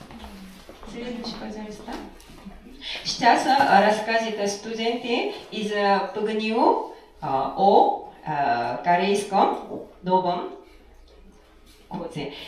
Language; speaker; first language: Russian; non-native, fluent; Korean